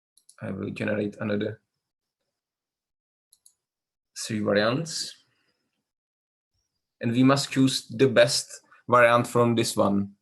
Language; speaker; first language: English; non-native, learner; Czech